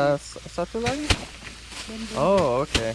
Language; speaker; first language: Indonesian; non-native, learner; English